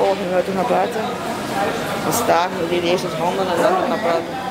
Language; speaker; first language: Dutch; native; Dutch